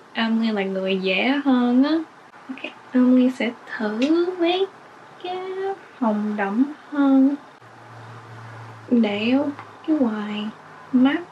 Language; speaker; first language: Vietnamese; early bilingual, heritage; English